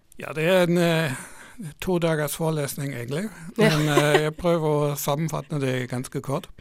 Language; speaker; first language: Norwegian; non-native, fluent; German